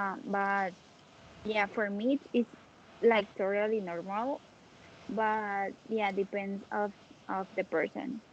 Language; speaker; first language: English; non-native, learner; Spanish